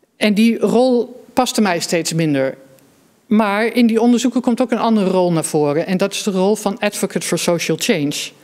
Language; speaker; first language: Dutch; native; Dutch